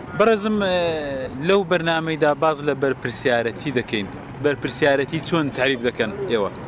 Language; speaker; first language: Central Kurdish; native; Central Kurdish